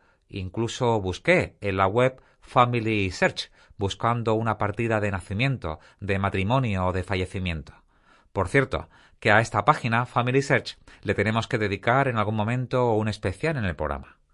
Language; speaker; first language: Spanish; native; Spanish